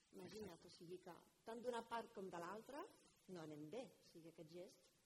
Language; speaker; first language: Catalan; non-native, fluent; French